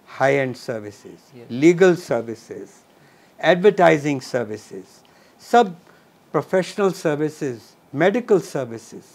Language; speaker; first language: Hindi; non-native, local second language; Punjabi